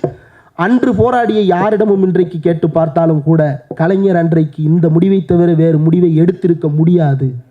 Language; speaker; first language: Tamil; native; Tamil